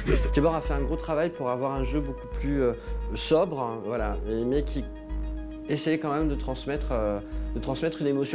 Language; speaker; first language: French; native; French